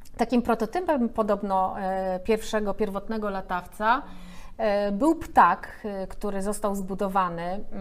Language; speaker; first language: Polish; native; Polish